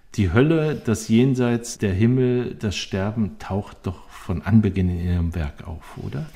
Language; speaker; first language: German; native; German